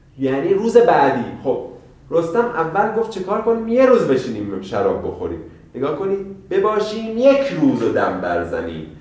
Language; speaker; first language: Persian; native; Persian